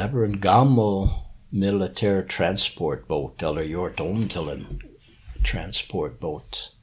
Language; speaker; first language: Swedish; early bilingual, heritage; English